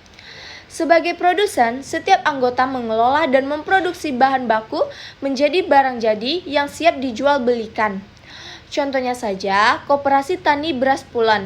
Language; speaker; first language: Indonesian; native; Indonesian